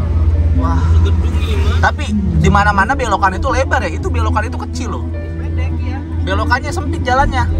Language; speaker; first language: Indonesian; native; Indonesian